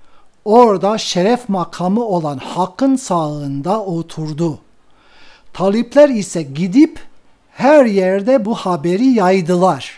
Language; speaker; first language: Turkish; non-native, fluent; English